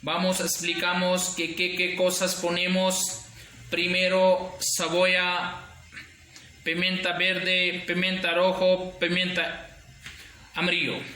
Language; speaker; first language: Spanish; non-native, learner; Urdu